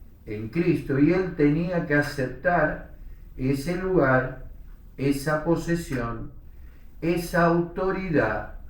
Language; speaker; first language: Spanish; native; Spanish